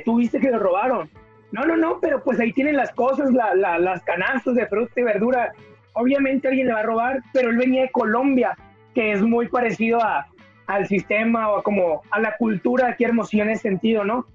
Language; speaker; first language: Spanish; native; Spanish